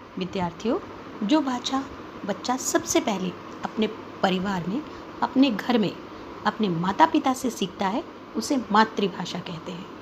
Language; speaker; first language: Hindi; native; Hindi